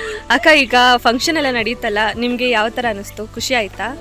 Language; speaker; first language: Kannada; native; Kannada